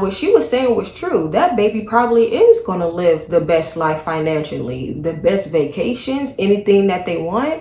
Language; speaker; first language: English; native; English